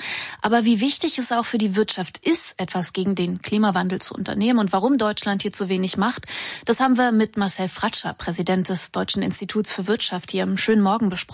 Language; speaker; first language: German; native; German